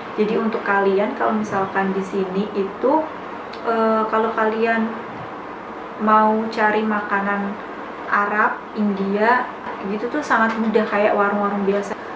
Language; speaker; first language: Indonesian; native; Indonesian